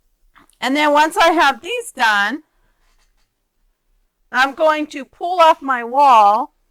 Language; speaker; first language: English; native; English